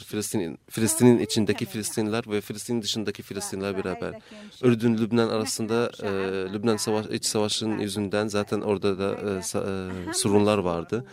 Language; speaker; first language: Turkish; non-native, fluent; Arabic